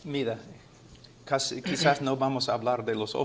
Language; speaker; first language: Spanish; non-native, fluent; English